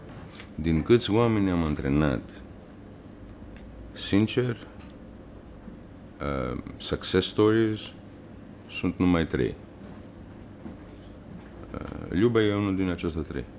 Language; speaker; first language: Romanian; non-native, learner; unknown